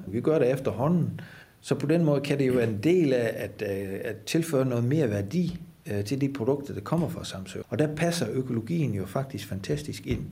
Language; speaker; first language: Danish; non-native, fluent; Dutch